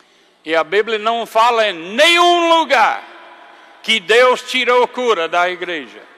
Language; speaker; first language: Portuguese; non-native, fluent; English